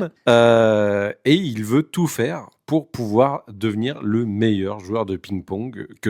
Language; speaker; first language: French; native; French